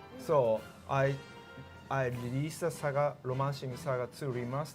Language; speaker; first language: English; non-native, learner; Japanese